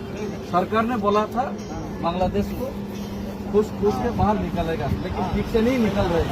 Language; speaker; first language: Hindi; non-native, local second language; Kok Borok